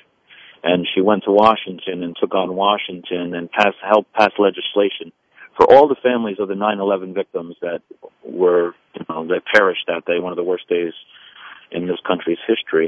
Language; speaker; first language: English; early bilingual, other home language; Italian